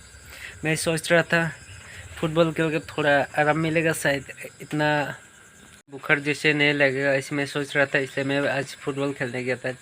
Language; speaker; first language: Hindi; non-native, local second language; Santali